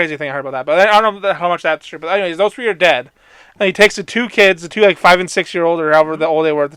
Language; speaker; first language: English; native; English